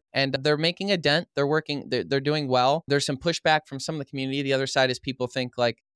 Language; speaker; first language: English; native; English